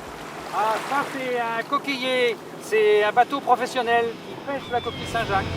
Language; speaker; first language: French; native; French